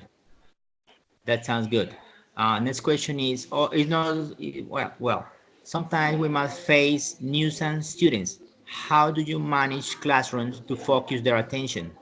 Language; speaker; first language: English; non-native, learner; Spanish